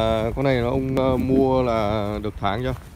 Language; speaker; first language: Vietnamese; native; Vietnamese